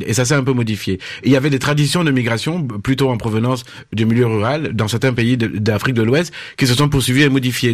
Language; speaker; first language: French; native; French